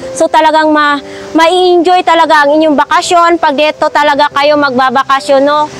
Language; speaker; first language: Filipino; non-native, local second language; Masbatenyo